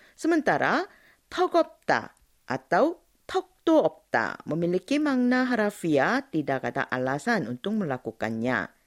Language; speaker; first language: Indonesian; non-native, fluent; Korean